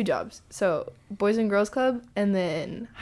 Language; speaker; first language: English; early bilingual, other home language; Spanish